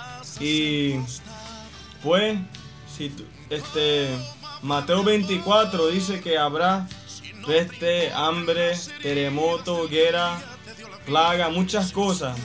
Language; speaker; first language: Spanish; native; Spanish